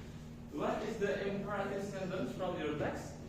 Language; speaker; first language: English; non-native, fluent; Indonesian